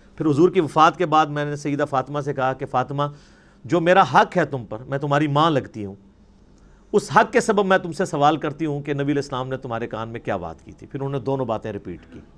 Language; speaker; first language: Urdu; non-native, local second language; Punjabi